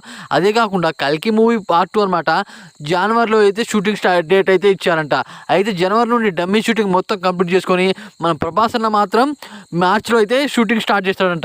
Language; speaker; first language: Telugu; native; Telugu